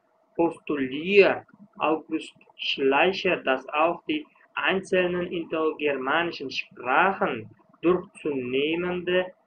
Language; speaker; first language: German; non-native, fluent; Uzbek